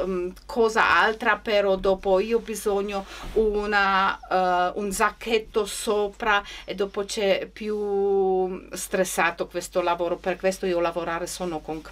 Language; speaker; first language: Italian; non-native, learner; Czech